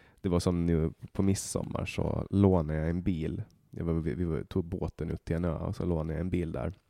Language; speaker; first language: Swedish; native; Swedish